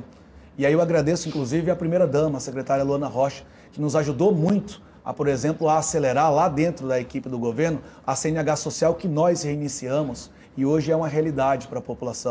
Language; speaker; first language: Portuguese; native; Portuguese